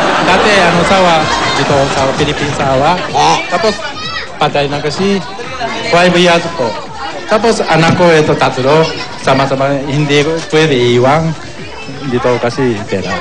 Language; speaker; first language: Filipino; non-native, learner; Korean